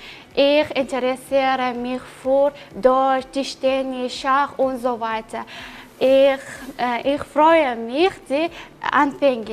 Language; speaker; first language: German; non-native, learner; Uzbek